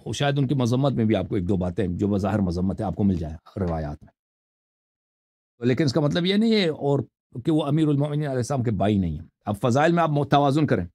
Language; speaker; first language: Urdu; native; Urdu